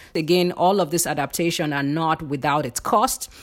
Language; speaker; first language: English; non-native, local second language; Yoruba